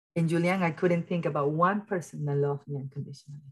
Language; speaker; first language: English; early bilingual, other home language; Spanish